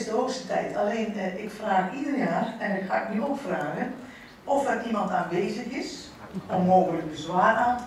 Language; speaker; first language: Dutch; native; Dutch